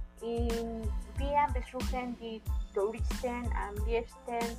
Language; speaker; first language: German; non-native, learner; Spanish